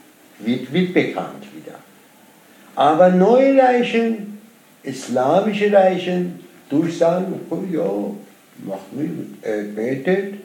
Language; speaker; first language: German; non-native, learner; Persian